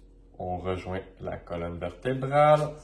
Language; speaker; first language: French; native; French